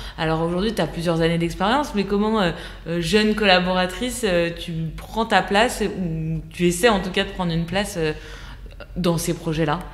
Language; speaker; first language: French; native; French